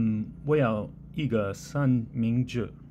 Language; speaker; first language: Chinese; non-native, learner; English